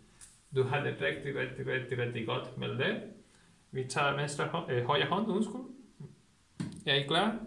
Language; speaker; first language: Danish; non-native, learner; Spanish